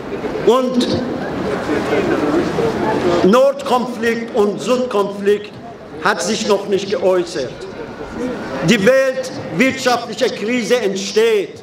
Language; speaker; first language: German; non-native, fluent; Persian